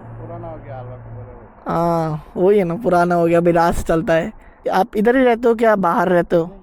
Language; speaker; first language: Hindi; non-native, learner; Bangla